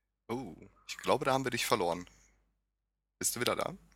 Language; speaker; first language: German; native; German